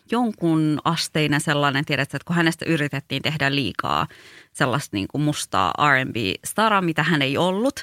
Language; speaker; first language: Finnish; early bilingual, other home language; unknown